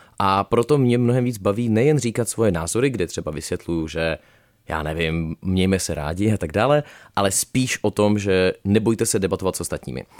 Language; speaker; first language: Czech; early bilingual, other home language; Russian